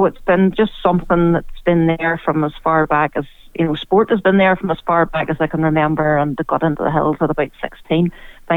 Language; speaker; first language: English; native; English